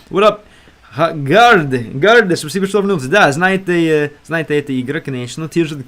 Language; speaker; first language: Russian; non-native, learner; English